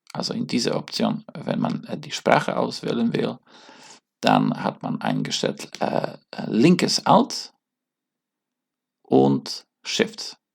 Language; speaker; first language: German; non-native, learner; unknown